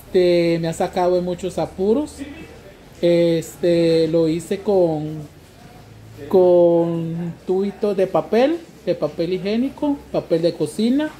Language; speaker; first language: Spanish; native; Spanish